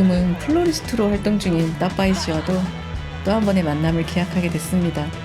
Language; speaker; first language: Korean; native; Korean